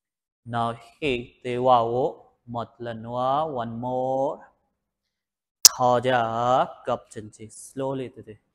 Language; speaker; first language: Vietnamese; non-native, learner; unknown